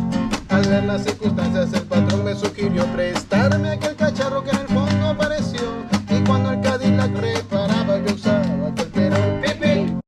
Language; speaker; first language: Spanish; native; Spanish